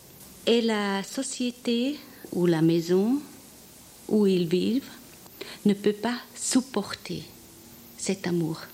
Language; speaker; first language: French; non-native, fluent; German